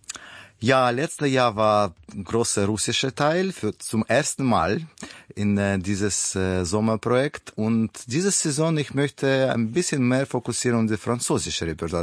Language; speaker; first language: German; non-native, learner; Russian